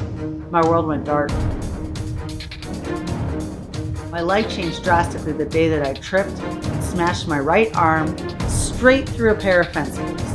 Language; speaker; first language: English; native; English